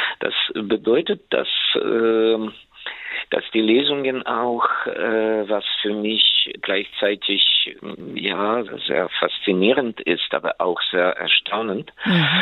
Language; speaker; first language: German; non-native, fluent; Ukrainian